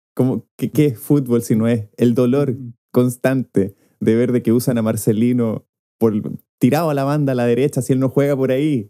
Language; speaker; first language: Spanish; native; Spanish